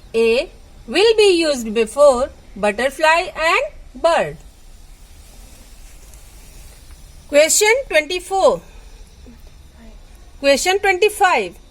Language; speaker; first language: English; non-native, local second language; Hindi